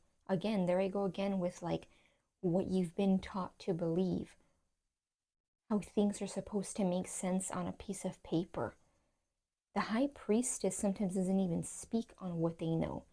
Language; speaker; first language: English; native; English